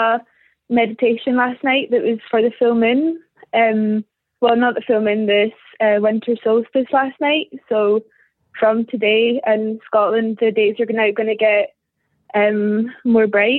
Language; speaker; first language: English; native; English